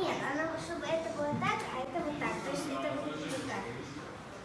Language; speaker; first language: Russian; native; Russian